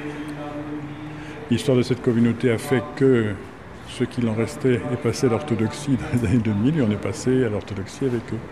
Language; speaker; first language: French; native; French